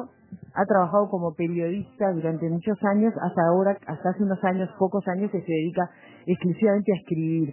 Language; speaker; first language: Spanish; native; Spanish